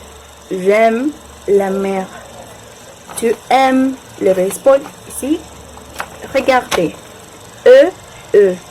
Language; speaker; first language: French; non-native, learner; Spanish